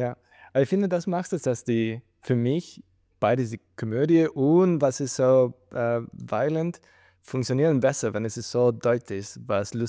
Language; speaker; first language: German; non-native, fluent; Spanish